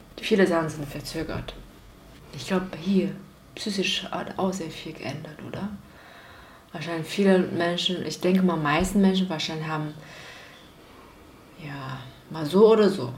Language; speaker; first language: German; non-native, fluent; Chinese